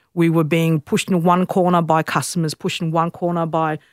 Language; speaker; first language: English; native; English